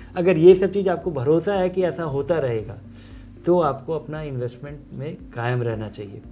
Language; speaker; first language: Hindi; native; Hindi